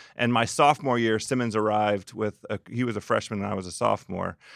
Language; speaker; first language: English; native; English